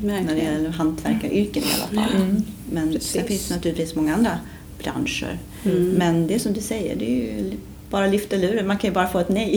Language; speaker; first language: Swedish; native; Swedish